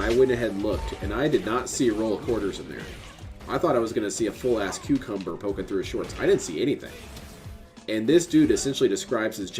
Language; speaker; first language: English; native; English